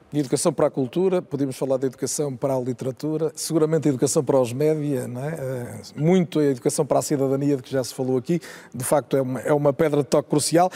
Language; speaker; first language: Portuguese; native; Portuguese